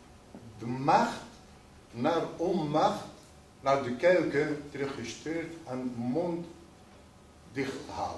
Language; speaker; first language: Dutch; early bilingual, other home language; Riffian